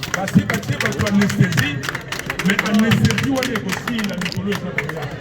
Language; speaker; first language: Lingala; native; Lingala